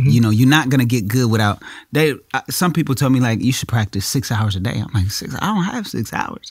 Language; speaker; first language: English; native; English